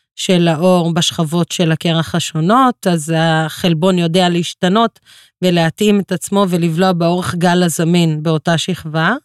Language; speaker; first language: Hebrew; non-native, local second language; Arabic